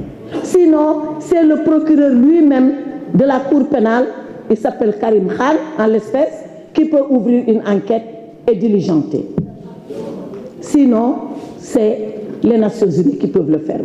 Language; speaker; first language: French; non-native, local second language; Wolof